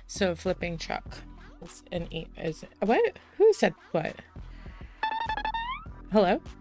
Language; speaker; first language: English; early bilingual, other home language; Spanish